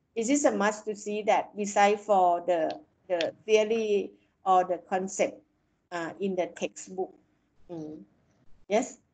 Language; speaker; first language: English; non-native, fluent; Thai